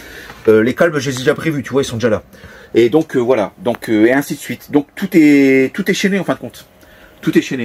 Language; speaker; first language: French; native; French